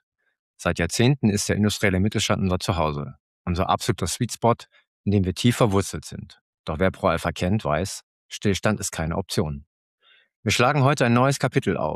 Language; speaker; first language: German; native; German